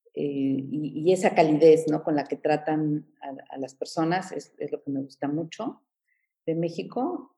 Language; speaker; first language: Spanish; early bilingual, heritage; Spanish